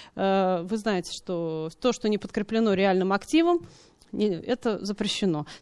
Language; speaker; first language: Russian; native; Russian